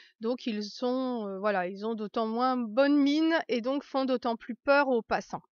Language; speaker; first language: French; native; French